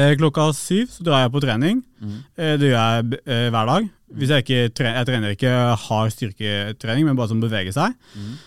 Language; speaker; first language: Norwegian; early bilingual, other home language; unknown